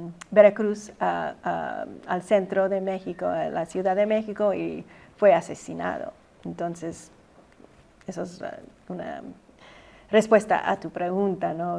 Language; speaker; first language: Spanish; early bilingual, heritage; Spanish